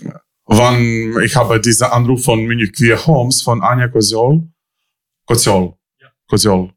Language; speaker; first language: German; non-native, learner; Ukrainian